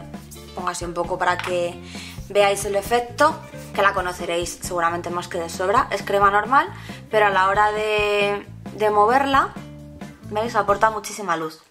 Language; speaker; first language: Spanish; native; Spanish